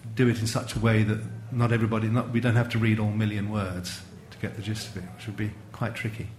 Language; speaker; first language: English; native; English